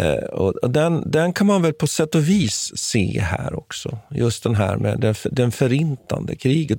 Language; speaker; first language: Swedish; native; Swedish